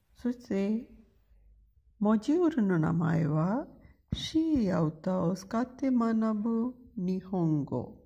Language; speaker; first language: Japanese; non-native, fluent; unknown